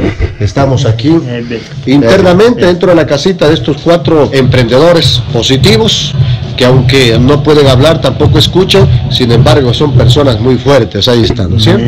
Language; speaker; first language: Spanish; native; Spanish